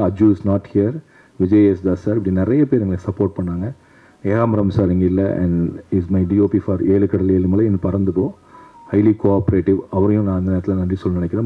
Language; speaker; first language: Tamil; native; Tamil